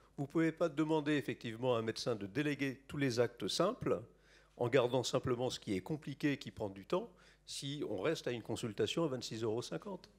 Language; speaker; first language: French; native; French